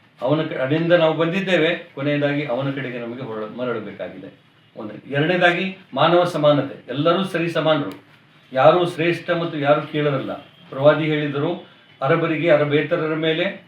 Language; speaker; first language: Kannada; non-native, local second language; Urdu